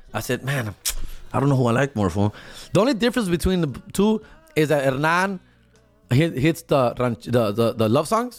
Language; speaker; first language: English; early bilingual, other home language; Spanish